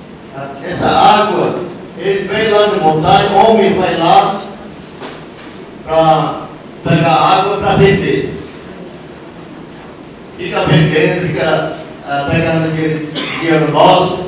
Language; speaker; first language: Portuguese; non-native, local second language; Yanomámi